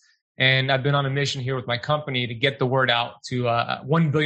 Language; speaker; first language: English; native; English